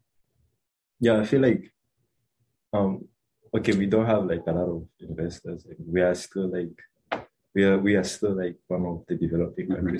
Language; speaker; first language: English; non-native, local second language; Kinyarwanda